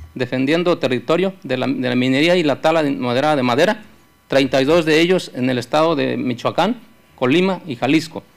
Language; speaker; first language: Spanish; native; Spanish